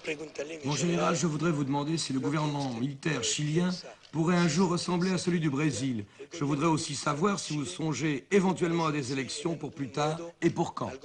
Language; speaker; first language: French; native; French